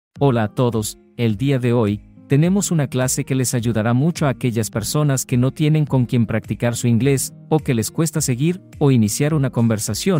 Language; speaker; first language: Spanish; native; Spanish